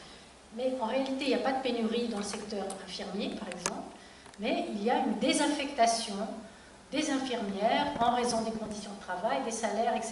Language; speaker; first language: French; native; French